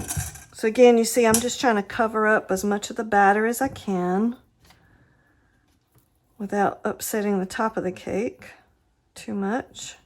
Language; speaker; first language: English; native; English